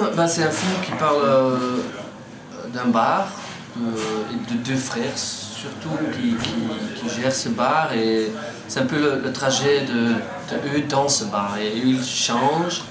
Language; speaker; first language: French; non-native, fluent; Dutch